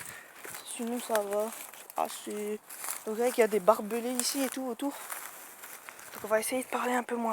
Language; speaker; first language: French; native; French